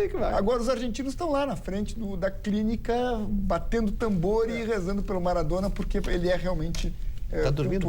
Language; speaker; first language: Portuguese; native; Portuguese